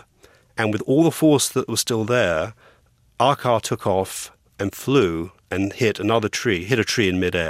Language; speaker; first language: English; native; English